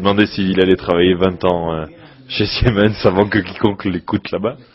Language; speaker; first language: French; native; French